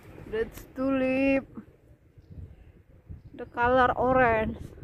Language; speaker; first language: English; non-native, learner; Indonesian